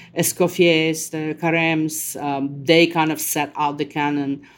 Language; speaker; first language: English; non-native, fluent; Russian